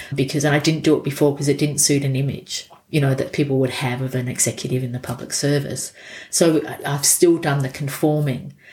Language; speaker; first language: English; native; English